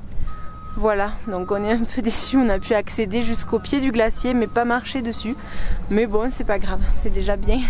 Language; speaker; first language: French; native; French